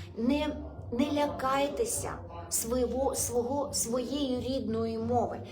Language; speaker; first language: Ukrainian; non-native, local second language; Russian